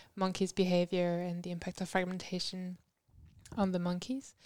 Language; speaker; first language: English; non-native, fluent; French